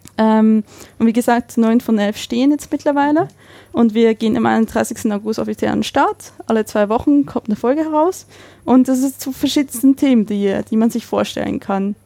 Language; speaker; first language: German; native; German